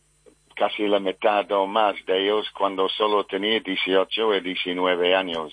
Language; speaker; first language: Spanish; non-native, fluent; English